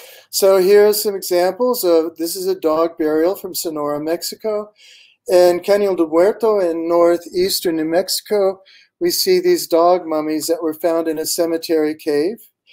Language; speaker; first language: English; native; English